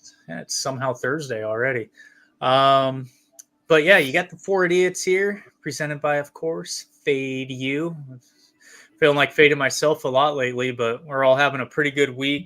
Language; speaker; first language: English; native; English